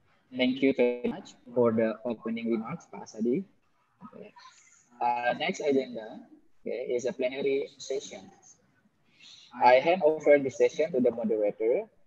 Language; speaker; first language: English; non-native, fluent; Indonesian